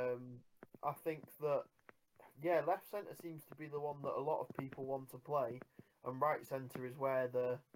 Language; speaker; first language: English; native; English